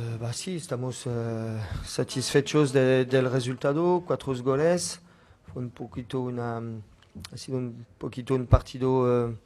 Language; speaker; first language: Spanish; non-native, fluent; French